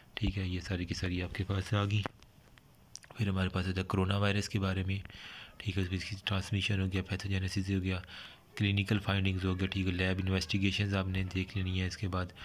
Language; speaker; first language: Urdu; native; Urdu